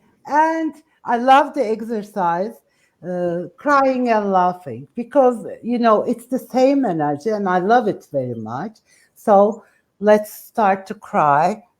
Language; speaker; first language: English; non-native, fluent; Turkish